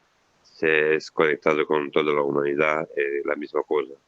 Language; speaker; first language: Spanish; non-native, learner; Italian